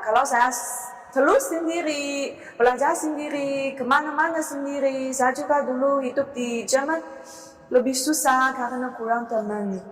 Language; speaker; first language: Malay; non-native, learner; Chinese